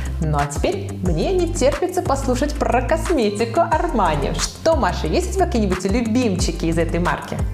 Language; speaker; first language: Russian; native; Russian